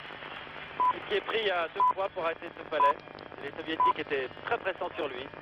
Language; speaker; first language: French; native; French